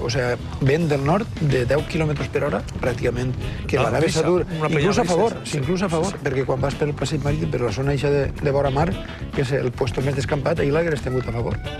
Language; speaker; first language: Catalan; native; Catalan